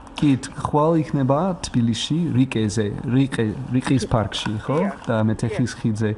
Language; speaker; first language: Georgian; non-native, learner; English